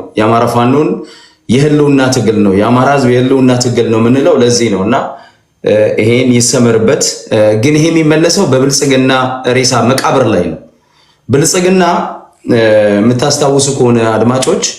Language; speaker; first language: Amharic; native; Amharic